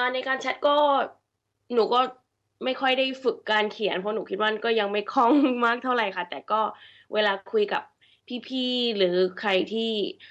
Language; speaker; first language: Thai; early bilingual, heritage; Thai